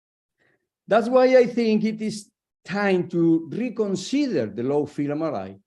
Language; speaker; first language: English; non-native, fluent; Spanish